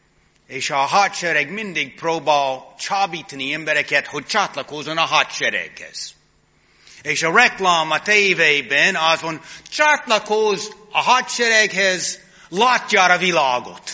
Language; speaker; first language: Hungarian; non-native, fluent; English